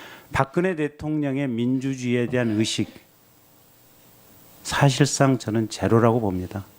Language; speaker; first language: Korean; native; Korean